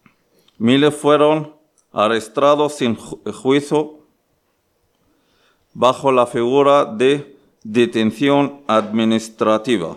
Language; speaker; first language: Spanish; non-native, learner; Arabic